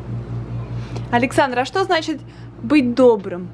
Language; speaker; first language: Russian; native; Russian